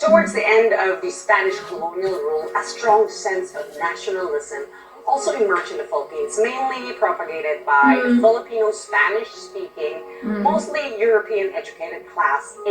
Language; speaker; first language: English; non-native, local second language; Filipino